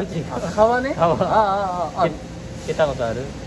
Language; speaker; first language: Japanese; non-native, learner; Indonesian